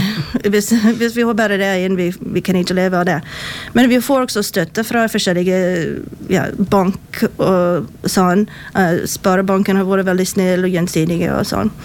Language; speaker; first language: Norwegian; non-native, fluent; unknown